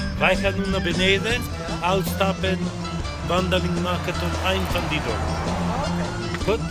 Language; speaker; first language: Dutch; non-native, fluent; Macedonian